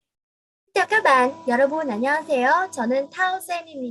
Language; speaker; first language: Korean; non-native, fluent; Vietnamese